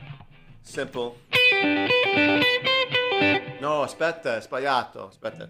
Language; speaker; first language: Italian; non-native, learner; English